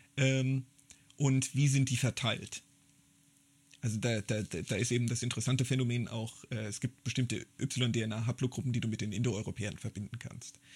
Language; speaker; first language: German; native; German